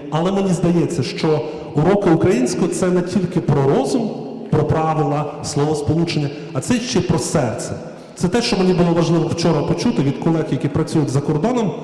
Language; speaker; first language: Ukrainian; native; Ukrainian